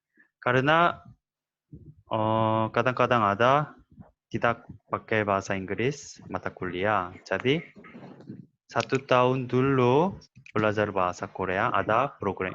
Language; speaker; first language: Indonesian; non-native, learner; Korean